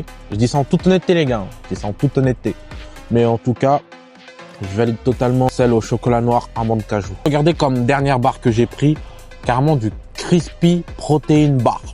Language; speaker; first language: French; native; French